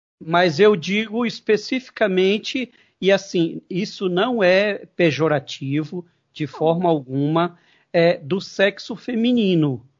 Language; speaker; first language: Portuguese; native; Portuguese